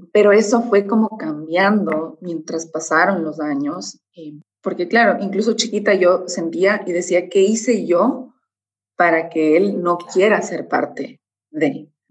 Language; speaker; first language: Spanish; native; Spanish